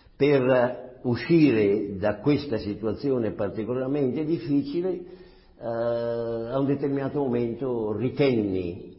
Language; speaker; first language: Italian; native; Italian